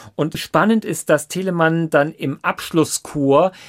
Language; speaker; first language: German; native; German